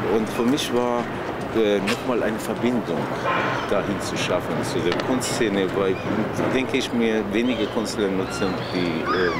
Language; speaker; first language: German; non-native, fluent; Persian